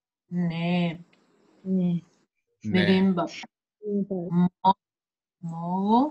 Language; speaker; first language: Korean; non-native, learner; Spanish